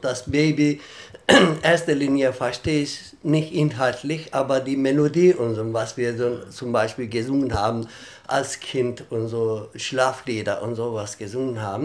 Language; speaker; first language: German; non-native, fluent; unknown